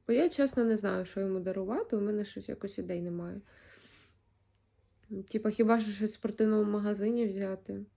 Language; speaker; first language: Ukrainian; native; Ukrainian